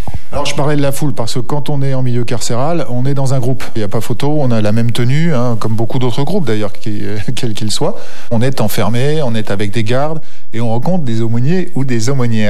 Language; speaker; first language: French; native; French